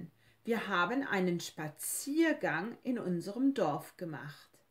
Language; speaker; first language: German; non-native, fluent; French